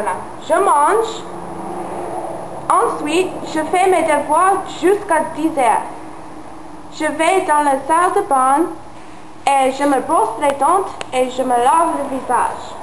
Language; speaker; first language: French; non-native, learner; English